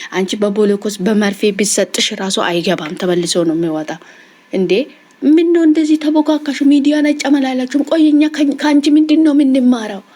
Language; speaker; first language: Amharic; native; Amharic